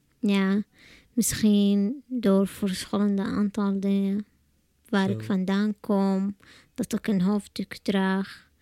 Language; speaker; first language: Dutch; non-native, learner; Arabic